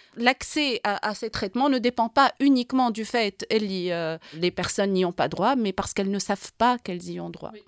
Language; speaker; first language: French; non-native, local second language; Arabic